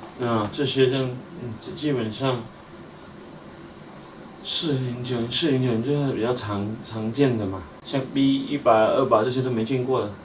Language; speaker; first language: Chinese; native; Chinese